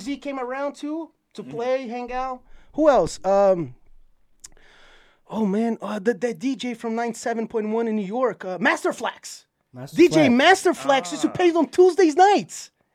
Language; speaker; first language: English; non-native, fluent; Portuguese